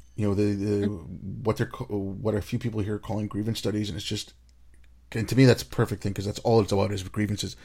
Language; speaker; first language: English; non-native, local second language; Urdu